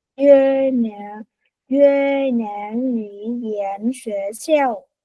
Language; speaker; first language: Chinese; non-native, learner; Vietnamese